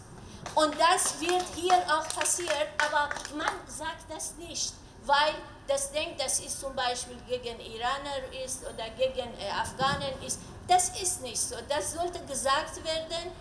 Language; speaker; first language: German; non-native, learner; Persian